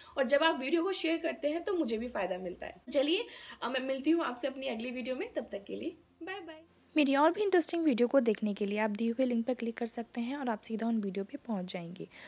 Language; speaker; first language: Hindi; native; Hindi